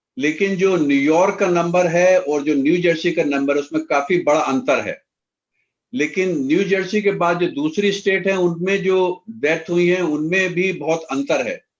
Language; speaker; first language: Hindi; native; Hindi